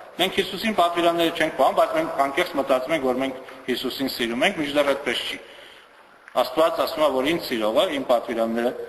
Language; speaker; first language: Armenian; native; Armenian